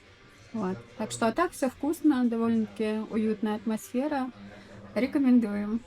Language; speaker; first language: Russian; native; Russian